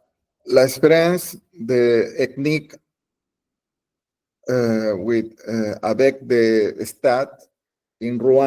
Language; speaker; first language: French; non-native, learner; Spanish